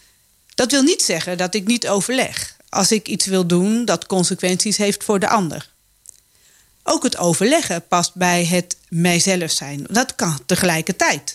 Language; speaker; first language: Dutch; native; Dutch